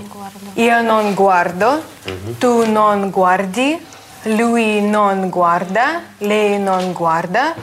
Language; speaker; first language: Italian; non-native, learner; Russian